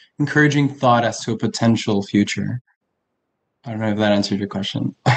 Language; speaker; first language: English; early bilingual, other home language; Spanish